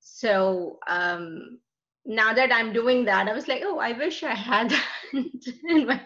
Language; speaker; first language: English; non-native, local second language; Hindi